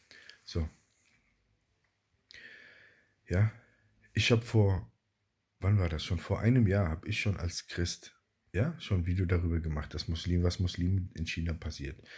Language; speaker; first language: German; native; German